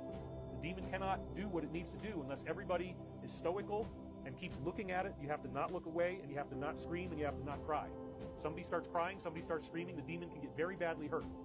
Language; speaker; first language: English; native; English